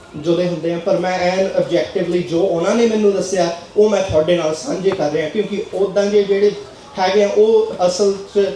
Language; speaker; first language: Punjabi; early bilingual, heritage; Punjabi